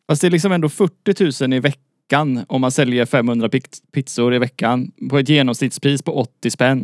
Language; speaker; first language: Swedish; native; Swedish